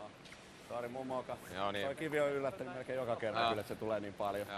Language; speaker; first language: Finnish; native; Finnish